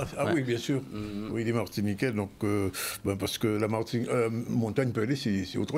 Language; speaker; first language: French; native; French